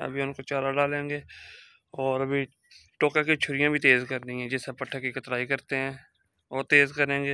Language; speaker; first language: Hindi; non-native, local second language; Punjabi